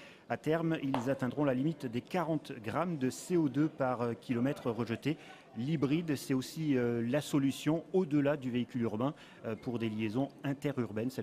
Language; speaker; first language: French; native; French